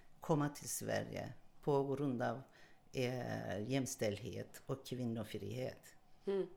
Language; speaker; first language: Swedish; non-native, learner; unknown